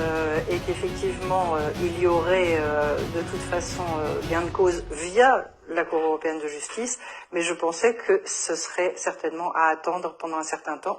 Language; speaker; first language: French; native; French